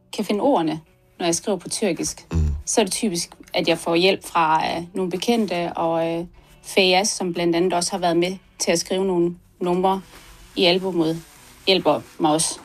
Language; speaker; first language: Danish; early bilingual, other home language; Turkish